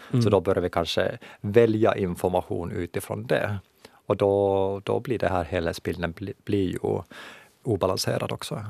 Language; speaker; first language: Swedish; non-native, local second language; Finnish